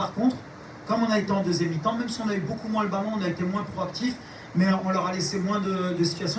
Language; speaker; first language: French; native; French